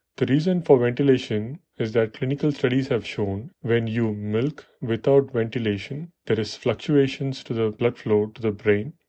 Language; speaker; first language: English; non-native, local second language; Tamil